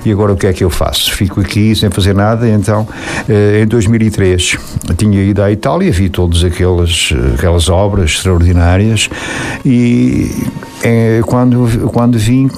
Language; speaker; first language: Portuguese; native; Portuguese